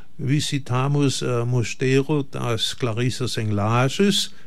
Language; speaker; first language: Portuguese; non-native, fluent; German